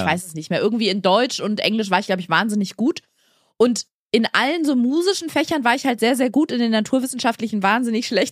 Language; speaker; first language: German; native; German